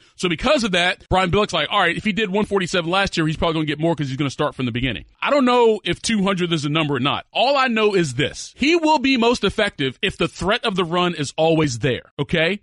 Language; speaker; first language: English; native; English